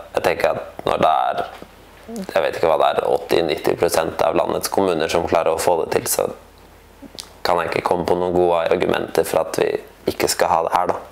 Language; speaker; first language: Norwegian; native; Norwegian